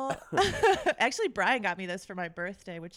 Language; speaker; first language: English; early bilingual, other home language; Romanian